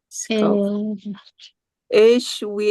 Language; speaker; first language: German; non-native, learner; Filipino